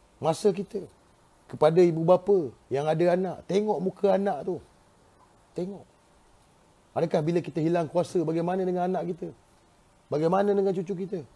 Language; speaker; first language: Malay; native; Malay